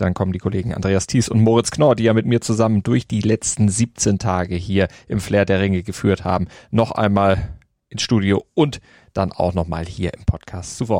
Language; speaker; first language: German; native; German